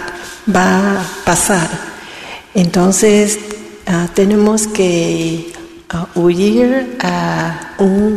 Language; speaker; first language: Spanish; non-native, learner; Vietnamese